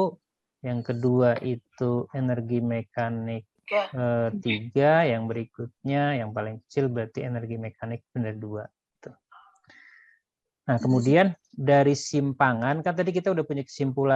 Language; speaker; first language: Indonesian; native; Indonesian